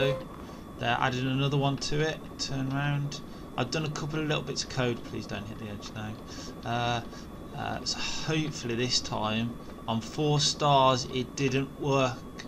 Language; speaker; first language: English; native; English